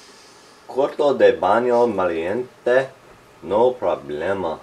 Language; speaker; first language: Spanish; non-native, learner; English